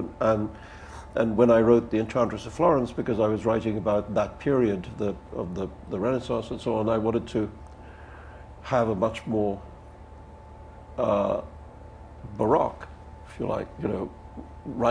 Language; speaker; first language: English; non-native, local second language; Urdu